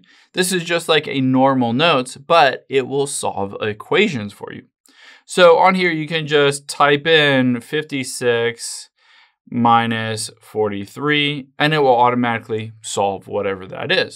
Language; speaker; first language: English; native; English